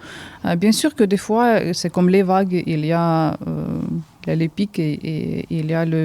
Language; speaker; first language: French; early bilingual, heritage; Ukrainian